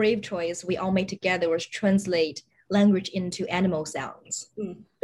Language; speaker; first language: English; non-native, fluent; Chinese